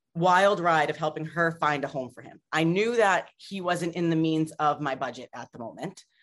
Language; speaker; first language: English; native; English